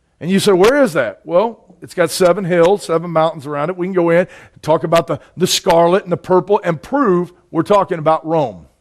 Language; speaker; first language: English; native; English